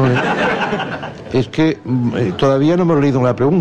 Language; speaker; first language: Spanish; native; Spanish